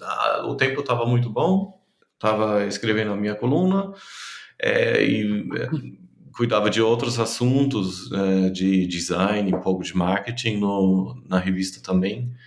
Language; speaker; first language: Portuguese; non-native, fluent; German